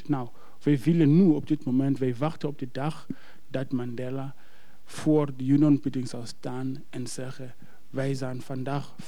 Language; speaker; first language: Dutch; non-native, fluent; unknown